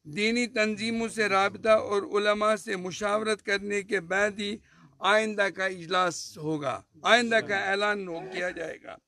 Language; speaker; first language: Urdu; non-native, local second language; Kashmiri